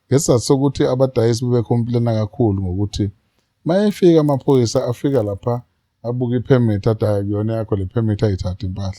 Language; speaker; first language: Zulu; native; Zulu